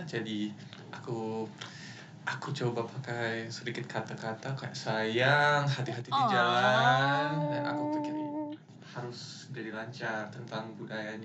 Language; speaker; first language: Indonesian; non-native, fluent; English